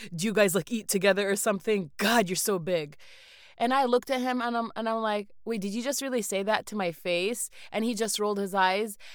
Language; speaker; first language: English; native; English